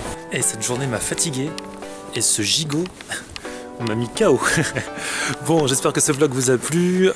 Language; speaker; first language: French; native; French